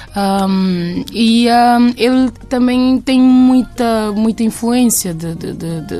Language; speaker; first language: Portuguese; non-native, local second language; Kabuverdianu